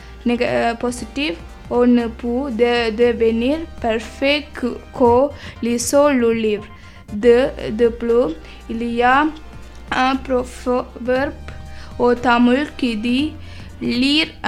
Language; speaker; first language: French; non-native, learner; Tamil